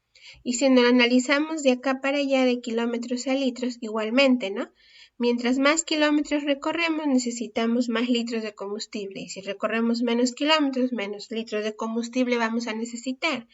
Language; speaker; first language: Spanish; native; Spanish